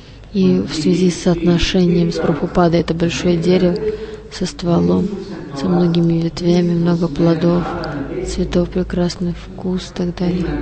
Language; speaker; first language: Russian; non-native, learner; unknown